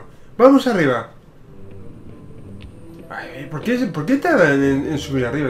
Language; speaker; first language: Spanish; native; Spanish